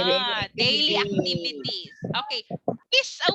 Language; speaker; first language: English; non-native, learner; Indonesian